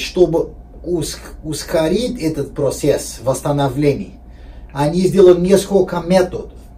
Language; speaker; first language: Russian; non-native, learner; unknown